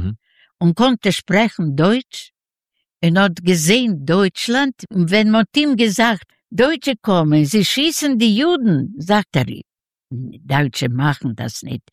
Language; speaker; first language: German; non-native, fluent; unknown